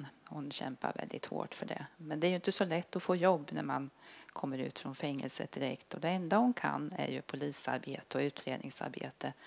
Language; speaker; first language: Swedish; native; Swedish